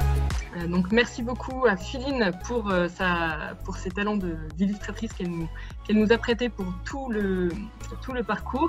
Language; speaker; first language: French; native; French